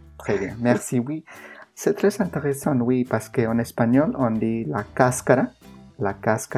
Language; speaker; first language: French; non-native, fluent; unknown